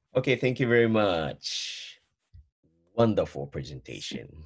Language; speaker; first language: English; non-native, fluent; Japanese